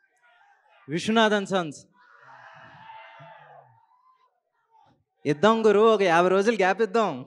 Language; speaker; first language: Telugu; native; Telugu